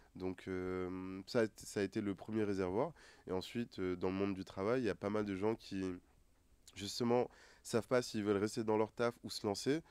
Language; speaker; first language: French; non-native, local second language; Wolof